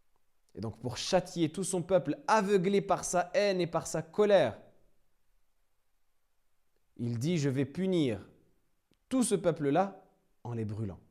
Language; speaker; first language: French; native; French